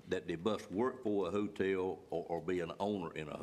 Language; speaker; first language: English; native; English